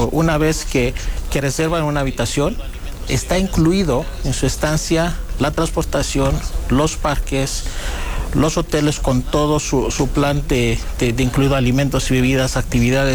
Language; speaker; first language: Spanish; non-native, fluent; Greek